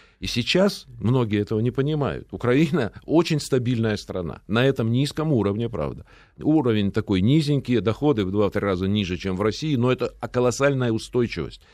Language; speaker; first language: Russian; native; Russian